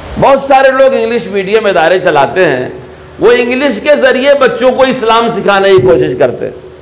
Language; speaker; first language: Urdu; native; Urdu